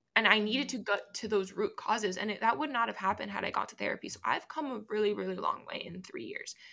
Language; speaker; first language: English; early bilingual, other home language; Spanish